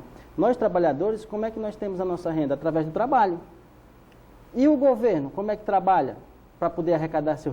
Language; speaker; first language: Portuguese; native; Portuguese